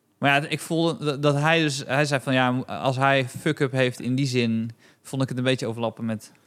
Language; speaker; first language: Dutch; native; Dutch